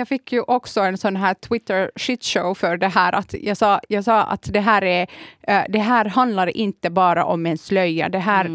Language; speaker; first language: Swedish; non-native, fluent; Kurdish